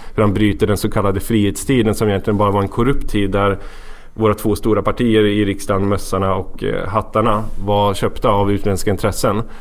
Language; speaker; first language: Swedish; native; Swedish